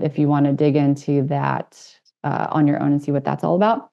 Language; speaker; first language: English; native; English